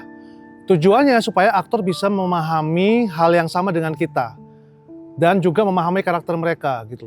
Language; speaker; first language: Indonesian; native; Indonesian